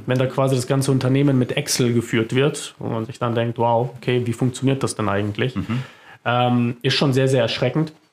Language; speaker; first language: German; early bilingual, other home language; Croatian